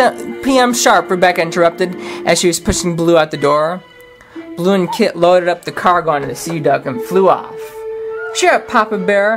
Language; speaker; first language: English; native; English